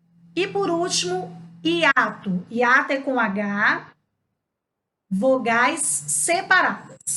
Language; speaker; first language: Portuguese; native; Portuguese